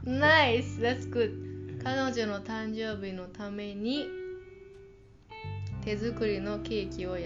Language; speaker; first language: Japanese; non-native, fluent; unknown